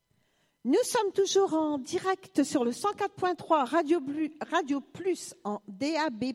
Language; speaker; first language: French; native; French